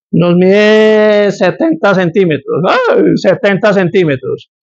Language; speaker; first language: Spanish; native; Spanish